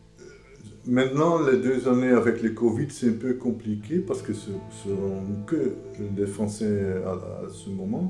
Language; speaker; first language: French; non-native, fluent; Dutch